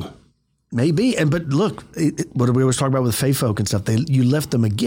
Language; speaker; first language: English; native; English